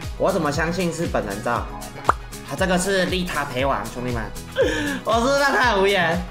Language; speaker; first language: Chinese; native; Chinese